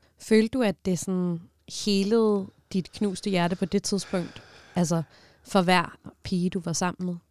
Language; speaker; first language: Danish; native; Danish